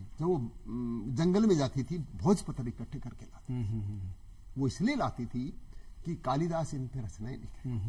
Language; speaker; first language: Hindi; non-native, local second language; Marwari